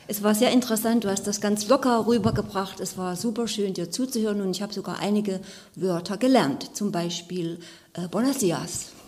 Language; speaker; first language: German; native; German